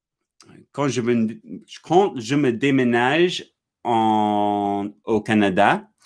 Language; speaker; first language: French; non-native, learner; English